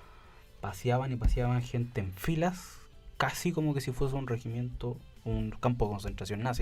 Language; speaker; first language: Spanish; native; Spanish